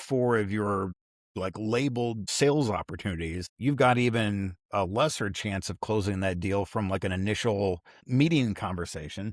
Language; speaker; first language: English; native; English